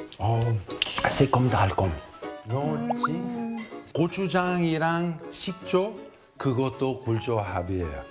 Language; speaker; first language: Korean; non-native, fluent; Italian